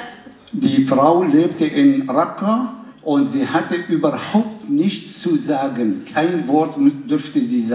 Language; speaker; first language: German; non-native, fluent; Arabic